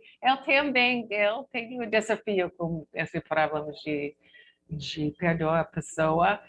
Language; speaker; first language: Portuguese; non-native, learner; English